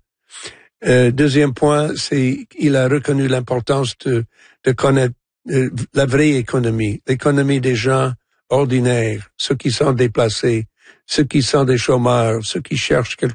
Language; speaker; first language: French; non-native, fluent; English